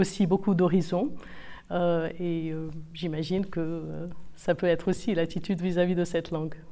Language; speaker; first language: French; non-native, local second language; Arabic